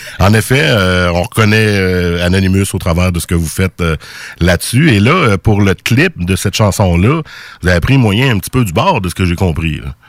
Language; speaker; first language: French; native; French